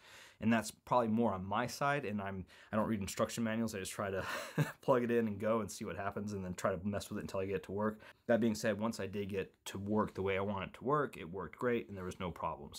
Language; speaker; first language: English; native; English